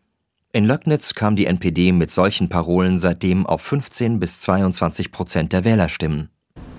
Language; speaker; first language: German; native; German